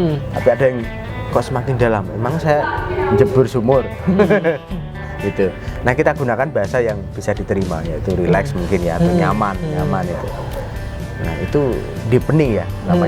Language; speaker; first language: Indonesian; native; Indonesian